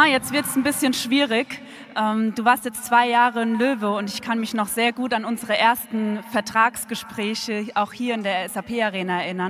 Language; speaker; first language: German; native; German